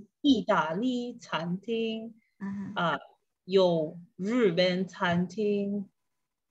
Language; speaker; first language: Chinese; non-native, learner; English